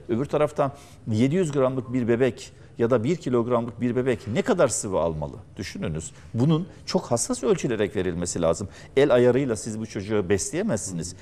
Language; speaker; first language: Turkish; native; Turkish